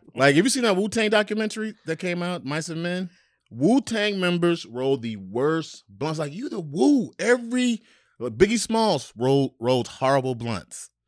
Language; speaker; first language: English; native; English